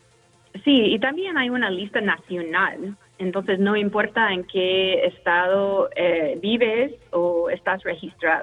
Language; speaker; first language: Spanish; non-native, fluent; English